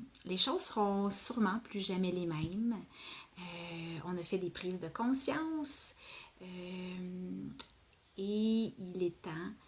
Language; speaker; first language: French; native; French